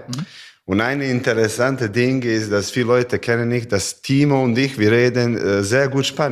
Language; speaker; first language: German; non-native, learner; Serbian